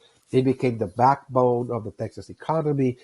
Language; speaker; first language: English; native; English